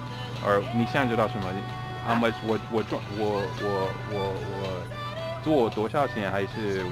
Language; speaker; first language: Chinese; non-native, fluent; English